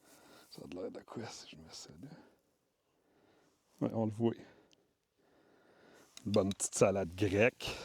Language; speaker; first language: French; native; French